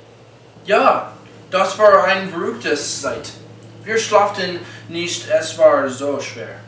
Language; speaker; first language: German; non-native, learner; English